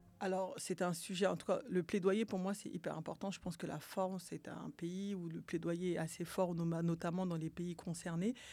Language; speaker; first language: French; early bilingual, other home language; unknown